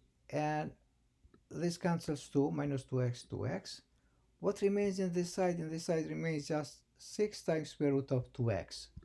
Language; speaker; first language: English; non-native, fluent; Albanian